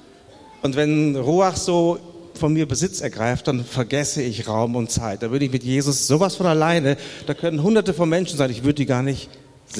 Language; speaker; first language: German; native; German